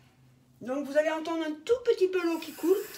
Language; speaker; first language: French; native; French